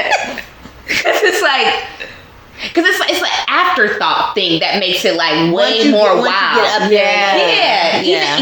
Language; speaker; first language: English; native; English